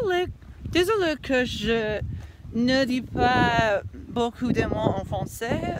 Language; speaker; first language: French; non-native, learner; English